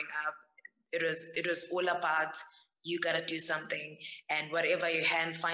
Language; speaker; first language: English; non-native, local second language; Zulu